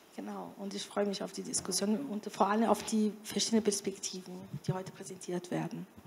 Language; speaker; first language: German; non-native, fluent; Portuguese